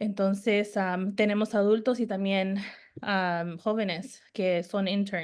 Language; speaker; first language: Spanish; early bilingual, heritage; Spanish